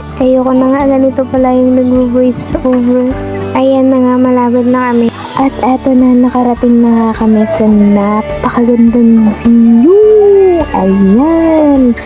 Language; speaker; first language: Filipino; non-native, local second language; Hiligaynon